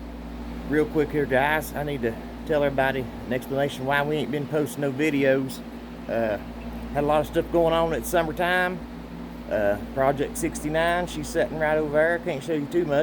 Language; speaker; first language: English; native; English